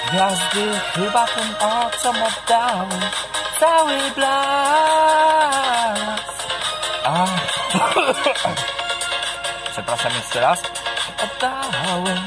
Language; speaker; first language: Polish; native; Polish